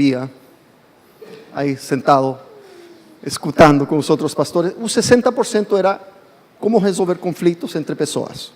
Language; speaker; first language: Portuguese; non-native, fluent; English